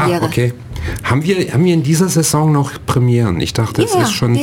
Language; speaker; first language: German; native; German